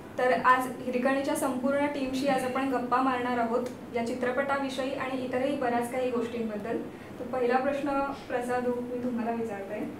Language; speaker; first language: Marathi; native; Marathi